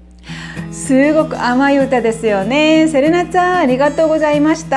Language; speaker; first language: Japanese; non-native, fluent; Korean